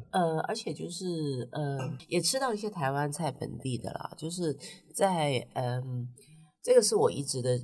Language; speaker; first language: Chinese; non-native, local second language; Cantonese